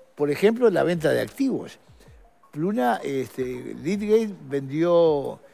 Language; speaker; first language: Spanish; native; Spanish